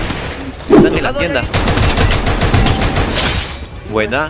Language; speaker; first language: Spanish; native; Spanish